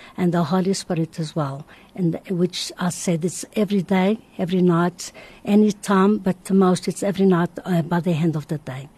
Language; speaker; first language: English; non-native, learner; Portuguese